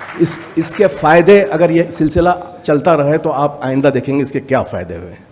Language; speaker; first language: Urdu; native; Urdu